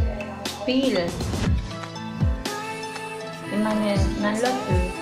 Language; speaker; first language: German; non-native, learner; Filipino